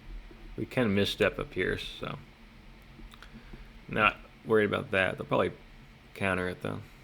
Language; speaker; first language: English; native; English